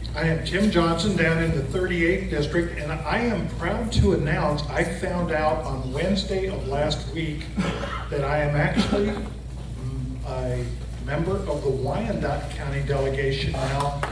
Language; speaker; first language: English; native; English